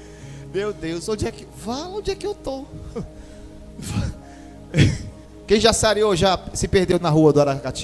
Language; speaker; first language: Portuguese; native; Portuguese